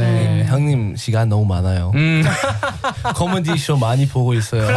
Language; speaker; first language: Korean; non-native, learner; English